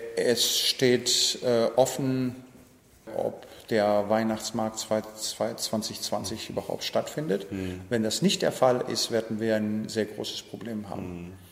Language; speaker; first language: German; non-native, fluent; Greek